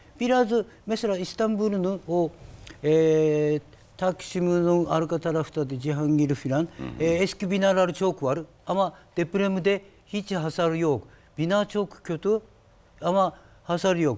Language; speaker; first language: Turkish; non-native, learner; Japanese